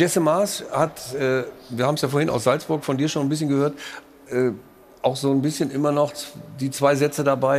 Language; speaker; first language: German; native; German